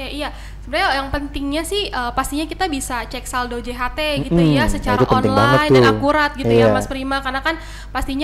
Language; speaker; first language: Indonesian; native; Indonesian